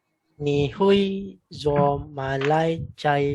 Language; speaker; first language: Chinese; non-native, learner; Malay